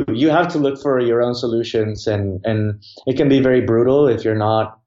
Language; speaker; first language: English; non-native, fluent; Spanish